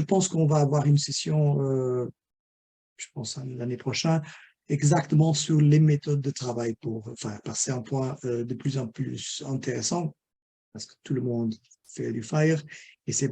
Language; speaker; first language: French; non-native, fluent; Portuguese